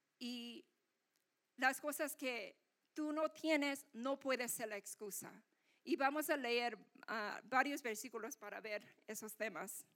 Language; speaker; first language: Spanish; non-native, fluent; Korean